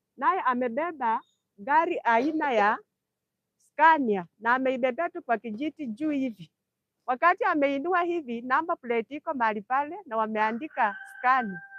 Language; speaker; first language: Swahili; non-native, local second language; Luyia